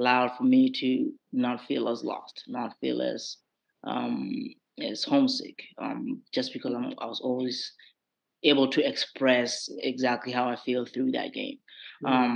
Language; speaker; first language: English; non-native, local second language; Southern Sotho